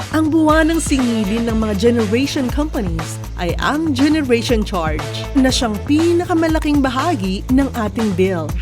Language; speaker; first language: Filipino; native; Filipino